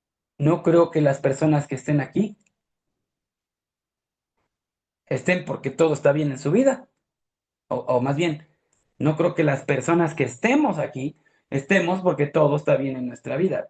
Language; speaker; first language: Spanish; native; Spanish